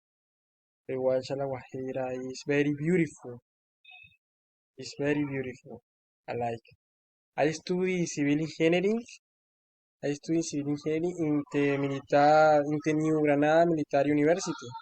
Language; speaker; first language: English; non-native, learner; Spanish